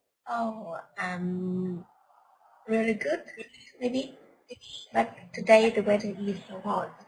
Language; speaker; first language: English; non-native, learner; Vietnamese